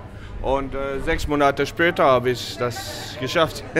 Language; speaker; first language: German; non-native, fluent; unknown